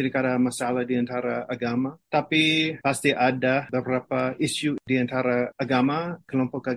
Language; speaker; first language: Indonesian; non-native, fluent; English